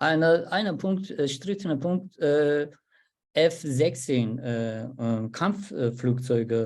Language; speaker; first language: German; non-native, learner; Turkish